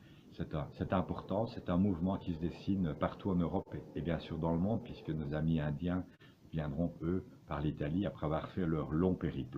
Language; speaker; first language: French; native; French